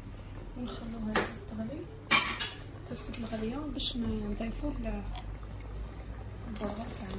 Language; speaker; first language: Arabic; native; Arabic